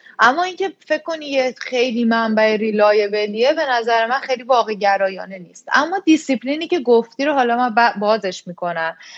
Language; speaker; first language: Persian; native; Persian